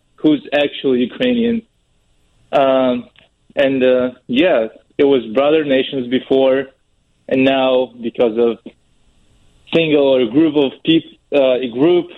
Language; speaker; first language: English; non-native, fluent; Russian